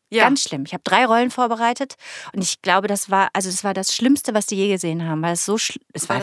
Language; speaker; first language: German; native; German